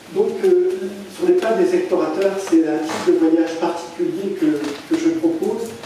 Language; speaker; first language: French; native; French